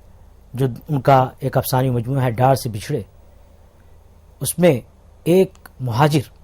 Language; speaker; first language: Urdu; native; Urdu